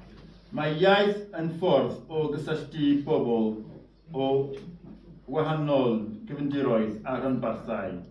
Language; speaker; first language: Welsh; non-native, fluent; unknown